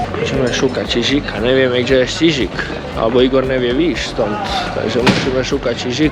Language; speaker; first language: Polish; non-native, learner; Croatian